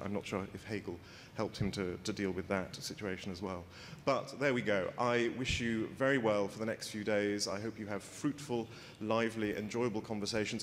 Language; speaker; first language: English; native; English